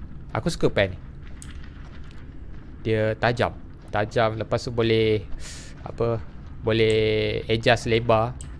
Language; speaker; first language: Malay; native; Malay